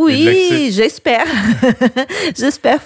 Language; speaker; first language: French; non-native, learner; Portuguese